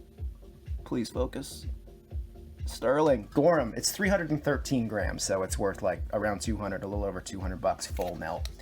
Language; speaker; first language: English; native; English